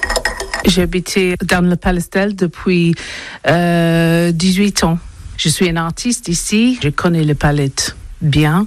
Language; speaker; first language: French; non-native, learner; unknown